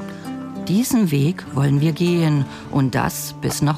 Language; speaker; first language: German; native; German